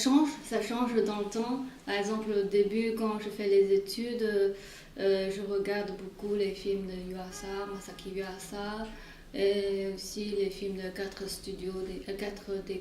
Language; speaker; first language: French; non-native, fluent; Chinese